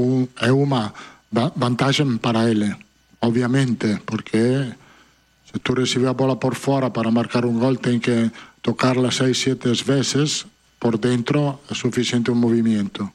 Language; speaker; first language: Portuguese; non-native, fluent; Italian